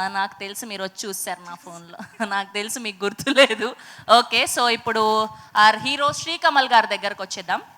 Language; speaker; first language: Telugu; native; Telugu